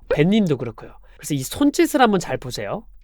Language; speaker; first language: Korean; native; Korean